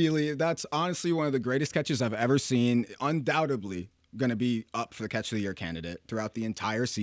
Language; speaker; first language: English; native; English